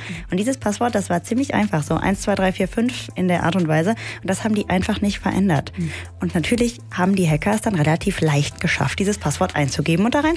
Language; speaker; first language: German; native; German